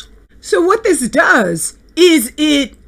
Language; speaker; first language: English; native; English